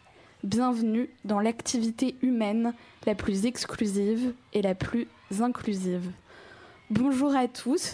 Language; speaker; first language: French; native; French